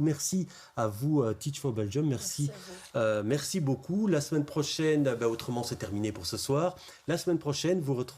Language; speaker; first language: French; native; French